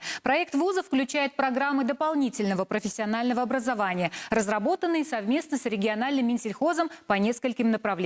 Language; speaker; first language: Russian; native; Russian